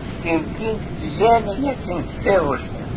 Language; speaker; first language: Greek; non-native, fluent; Russian